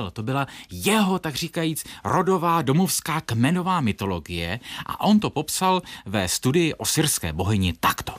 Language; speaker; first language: Czech; native; Czech